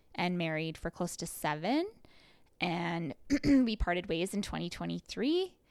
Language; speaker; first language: English; native; English